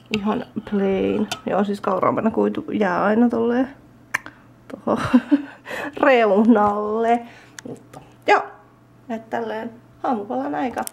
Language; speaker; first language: Finnish; native; Finnish